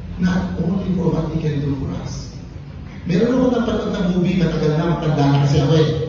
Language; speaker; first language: Filipino; native; Filipino